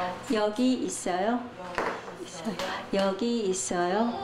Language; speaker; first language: Korean; non-native, fluent; Chinese